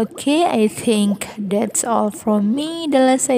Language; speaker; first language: English; non-native, fluent; Indonesian